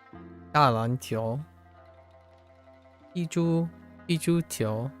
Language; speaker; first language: Chinese; non-native, learner; English